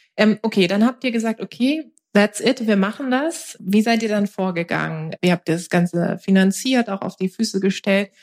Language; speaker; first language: German; early bilingual, other home language; Turkish